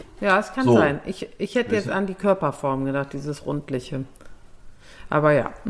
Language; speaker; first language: German; native; German